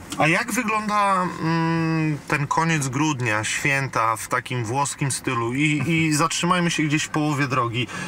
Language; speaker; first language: Polish; native; Polish